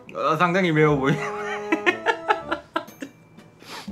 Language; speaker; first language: Korean; native; Korean